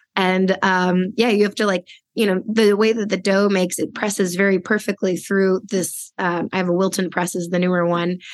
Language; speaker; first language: English; native; English